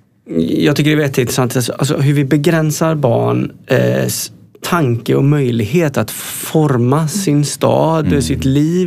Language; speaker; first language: Swedish; native; Swedish